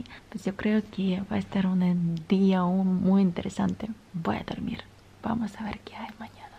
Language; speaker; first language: Spanish; non-native, fluent; Russian